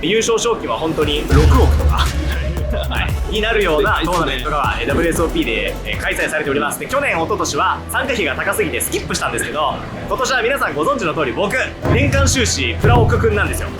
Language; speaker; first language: Japanese; native; Japanese